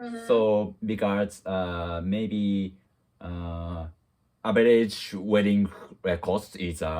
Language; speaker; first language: English; non-native, learner; Japanese